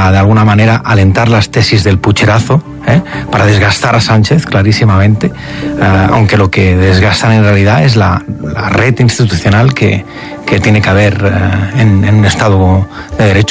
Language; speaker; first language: Spanish; native; Spanish